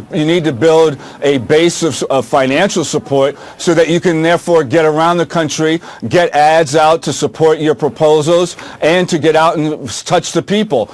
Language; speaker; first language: English; native; English